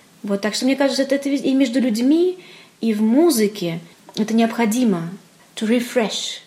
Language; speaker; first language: Russian; non-native, local second language; Romanian